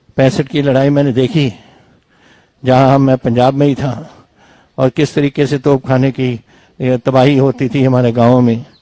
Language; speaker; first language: Hindi; non-native, local second language; Punjabi